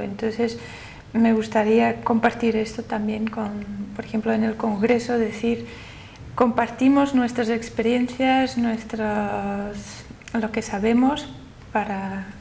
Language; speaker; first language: Spanish; non-native, fluent; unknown